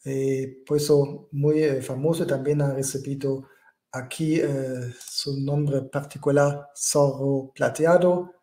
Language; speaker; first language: Spanish; non-native, fluent; German